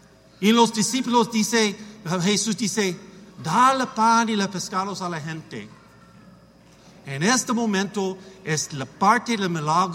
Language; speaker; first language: Spanish; non-native, learner; English